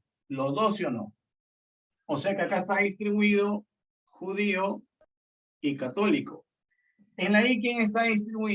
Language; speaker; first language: Spanish; native; Spanish